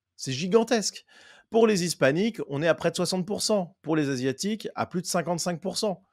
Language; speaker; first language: French; native; French